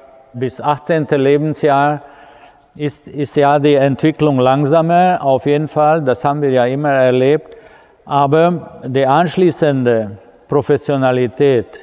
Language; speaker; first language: German; non-native, fluent; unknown